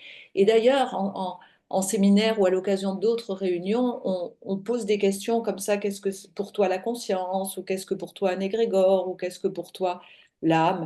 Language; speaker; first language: French; native; French